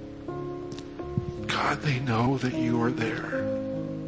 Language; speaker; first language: English; native; English